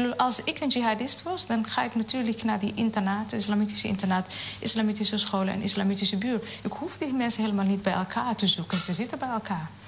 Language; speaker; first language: Dutch; non-native, fluent; Somali